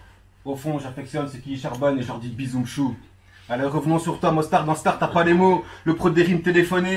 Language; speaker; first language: French; early bilingual, other home language; Turkish